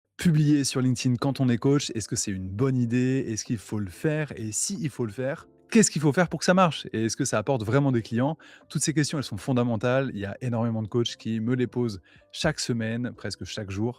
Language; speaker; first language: French; native; French